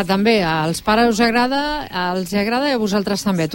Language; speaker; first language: Catalan; native; Catalan